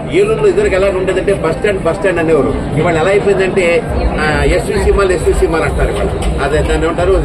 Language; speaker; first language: Telugu; native; Telugu